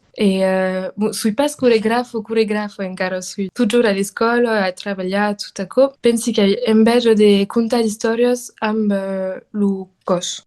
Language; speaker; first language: Occitan; non-native, local second language; French